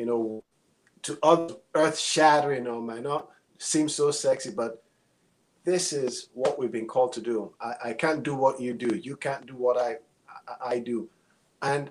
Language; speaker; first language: English; non-native, local second language; Yoruba